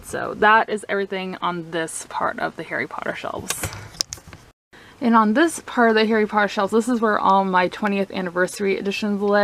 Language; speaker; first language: English; native; English